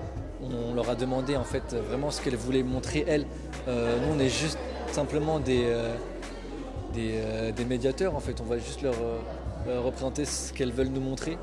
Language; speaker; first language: French; native; French